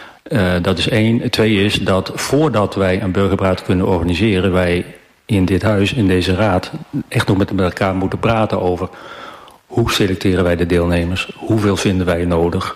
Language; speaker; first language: Dutch; native; Dutch